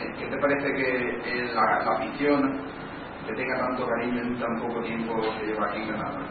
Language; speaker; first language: Spanish; native; Spanish